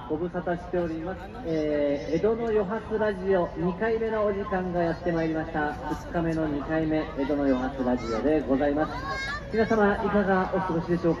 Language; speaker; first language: Japanese; native; Japanese